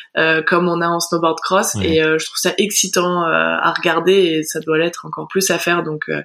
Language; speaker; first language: French; native; French